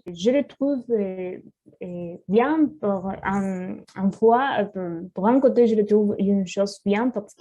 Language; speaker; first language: French; non-native, learner; Spanish